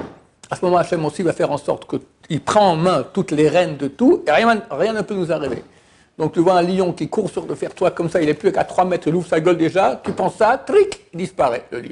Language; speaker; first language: French; native; French